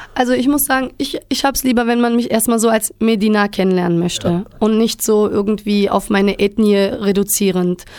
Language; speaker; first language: German; early bilingual, other home language; Turkish